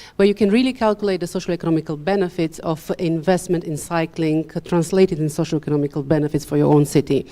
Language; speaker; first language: English; non-native, fluent; Romanian